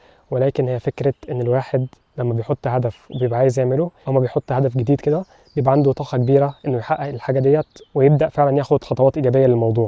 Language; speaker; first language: Arabic; native; Arabic